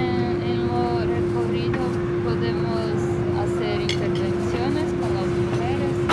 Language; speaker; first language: Spanish; non-native, fluent; Portuguese